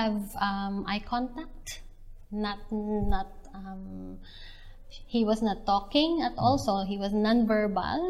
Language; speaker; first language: English; non-native, local second language; Filipino